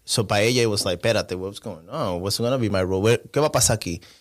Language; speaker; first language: English; non-native, fluent; Spanish